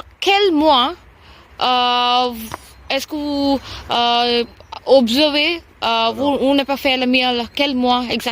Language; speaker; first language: French; non-native, learner; Tamil